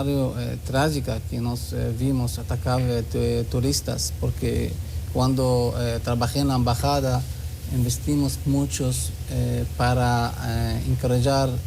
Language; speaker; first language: Spanish; non-native, learner; Hebrew